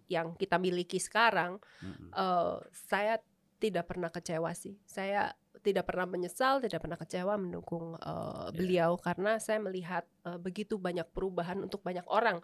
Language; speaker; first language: Indonesian; native; Indonesian